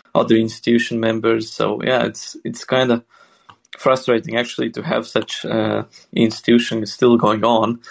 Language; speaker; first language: English; non-native, fluent; Swedish